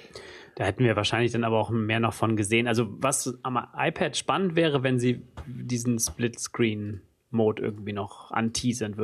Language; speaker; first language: German; native; German